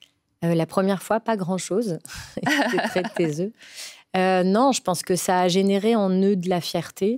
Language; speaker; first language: French; early bilingual, other home language; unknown